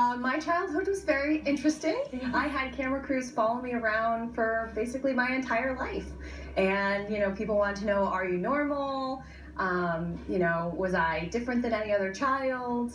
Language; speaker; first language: English; native; English